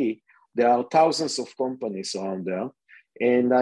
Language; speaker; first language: English; non-native, fluent; Hebrew